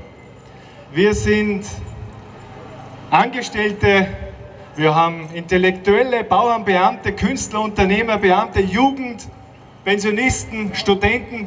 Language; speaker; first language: German; native; German